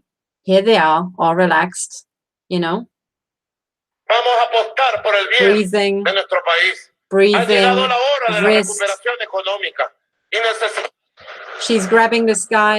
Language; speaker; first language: English; non-native, fluent; Romanian